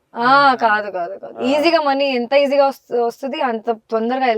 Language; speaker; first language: Telugu; non-native, local second language; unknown